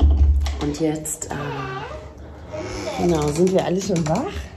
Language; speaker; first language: German; native; German